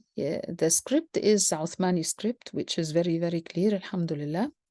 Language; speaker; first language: English; non-native, fluent; Arabic